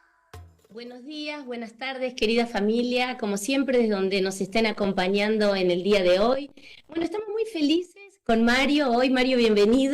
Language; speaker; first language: Spanish; native; Spanish